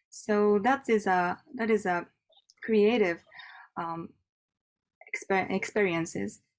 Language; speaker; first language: English; non-native, learner; Japanese